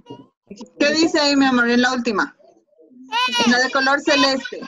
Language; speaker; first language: Spanish; native; Spanish